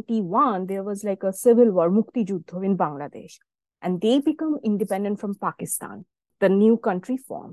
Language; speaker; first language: English; non-native, local second language; Bangla